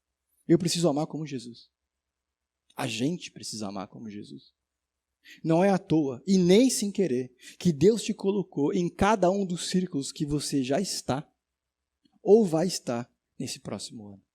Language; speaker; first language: Portuguese; native; Portuguese